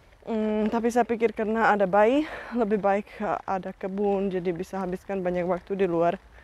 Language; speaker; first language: Indonesian; non-native, fluent; Czech